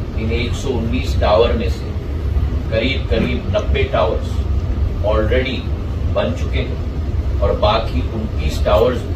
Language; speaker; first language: Hindi; native; Hindi